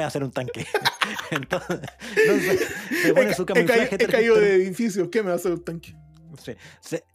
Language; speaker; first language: Spanish; native; Spanish